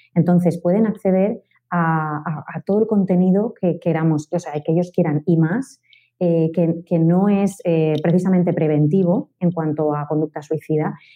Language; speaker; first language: Spanish; native; Spanish